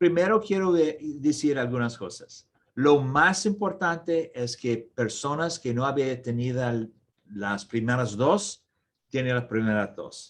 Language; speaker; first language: Spanish; non-native, learner; English